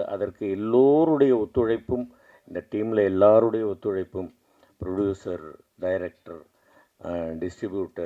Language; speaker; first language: Tamil; native; Tamil